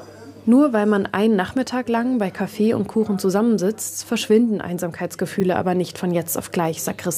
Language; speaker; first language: German; native; German